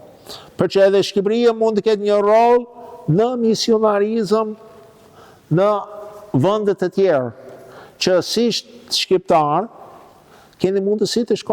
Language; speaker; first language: Albanian; non-native, fluent; English